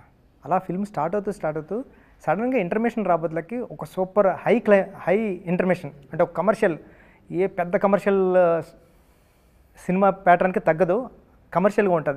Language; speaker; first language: Telugu; native; Telugu